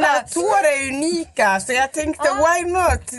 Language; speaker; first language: Swedish; non-native, local second language; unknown